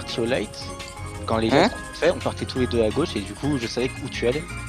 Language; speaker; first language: French; native; French